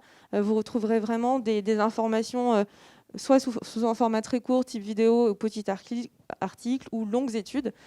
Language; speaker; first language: French; native; French